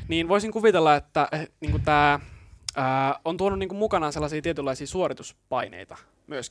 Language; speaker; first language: Finnish; native; Finnish